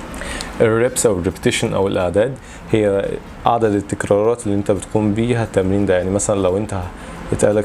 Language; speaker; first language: Arabic; native; Arabic